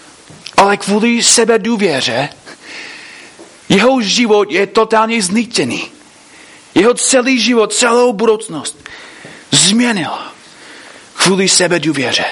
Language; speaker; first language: Czech; non-native, fluent; English